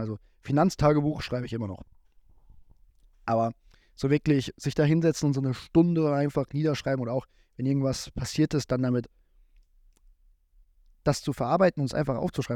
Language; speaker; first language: German; native; German